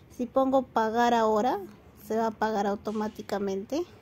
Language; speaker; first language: Spanish; native; Spanish